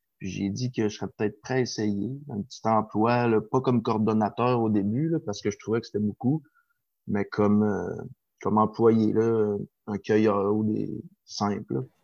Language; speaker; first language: French; native; French